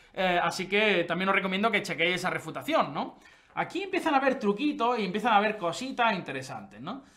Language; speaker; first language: Spanish; native; Spanish